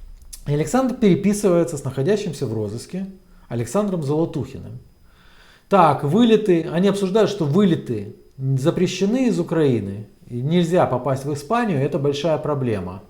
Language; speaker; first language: Russian; native; Russian